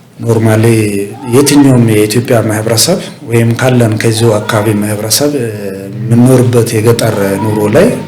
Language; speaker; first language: Amharic; non-native, local second language; Hadiyya